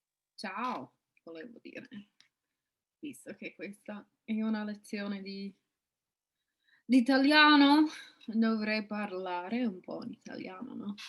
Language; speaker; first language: Italian; non-native, fluent; English